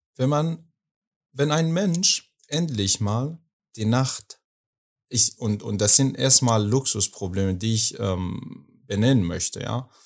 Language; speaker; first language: German; non-native, fluent; Persian